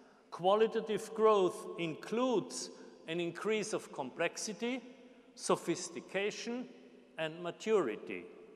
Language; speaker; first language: English; non-native, fluent; German